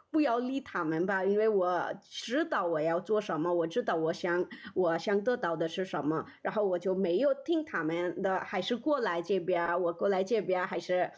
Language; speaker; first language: Chinese; non-native, fluent; Nepali